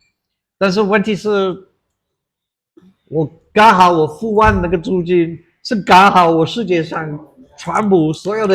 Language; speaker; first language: Chinese; non-native, fluent; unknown